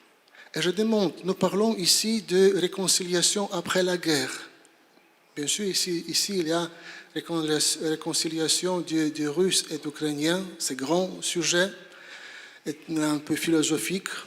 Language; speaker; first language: French; non-native, fluent; Polish